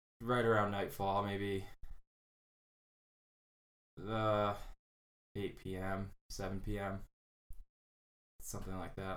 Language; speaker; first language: English; native; English